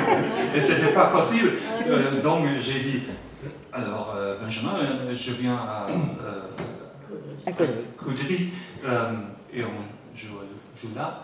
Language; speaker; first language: French; non-native, learner; German